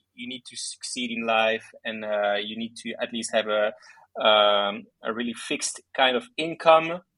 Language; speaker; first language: English; early bilingual, other home language; Greek